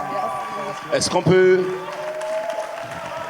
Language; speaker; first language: French; native; French